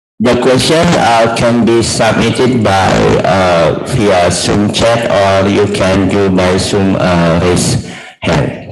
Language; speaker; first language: English; non-native, learner; Indonesian